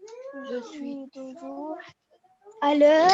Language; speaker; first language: French; non-native, learner; Arabic